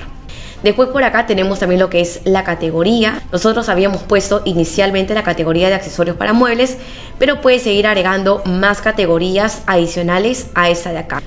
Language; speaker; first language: Spanish; native; Spanish